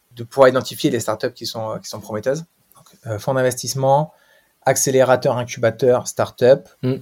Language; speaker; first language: French; native; French